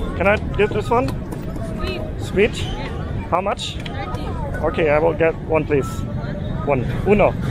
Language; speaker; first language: English; non-native, fluent; German